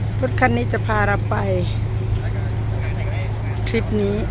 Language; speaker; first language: Thai; native; Thai